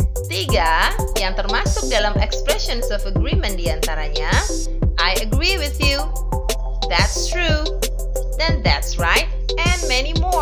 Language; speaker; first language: English; non-native, fluent; Indonesian